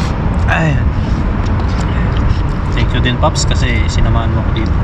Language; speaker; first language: Filipino; native; Filipino